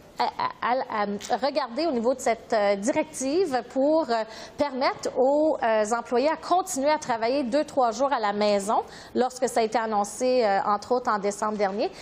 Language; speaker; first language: French; native; French